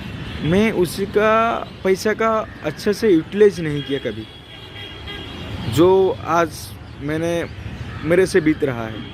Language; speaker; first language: Hindi; non-native, local second language; Odia